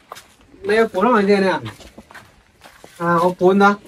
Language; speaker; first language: Vietnamese; native; Vietnamese